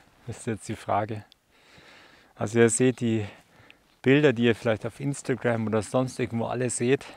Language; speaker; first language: German; native; German